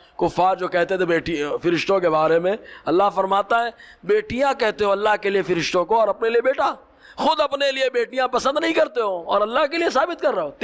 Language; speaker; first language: Urdu; native; Urdu